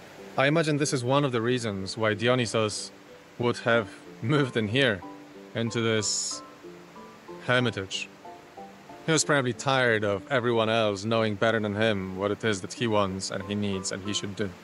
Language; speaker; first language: English; non-native, fluent; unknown